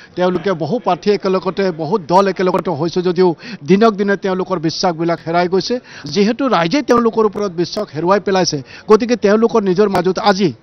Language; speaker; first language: Assamese; native; Assamese